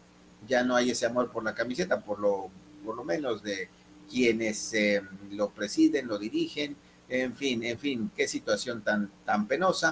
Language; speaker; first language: Spanish; native; Spanish